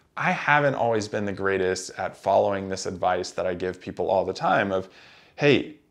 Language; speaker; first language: English; native; English